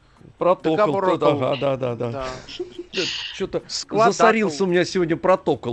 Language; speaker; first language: Russian; native; Russian